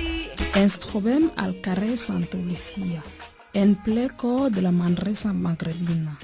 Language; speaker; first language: Catalan; non-native, fluent; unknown